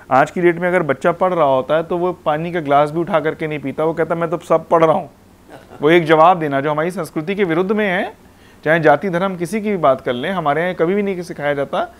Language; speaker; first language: Hindi; non-native, local second language; Punjabi